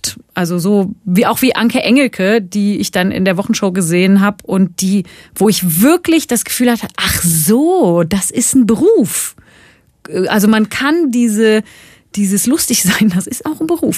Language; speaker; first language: German; native; German